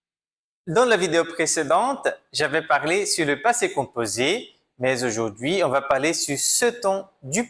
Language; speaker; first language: French; non-native, fluent; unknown